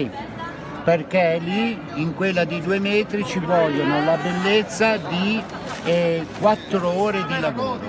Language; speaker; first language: Italian; native; Italian